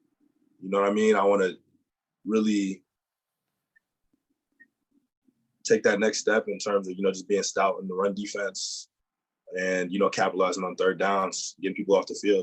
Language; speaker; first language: English; native; English